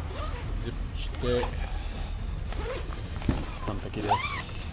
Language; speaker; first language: Japanese; non-native, fluent; English